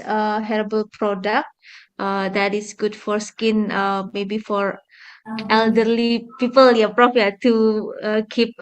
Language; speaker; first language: English; non-native, fluent; Indonesian